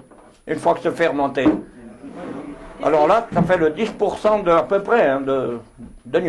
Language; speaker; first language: French; native; French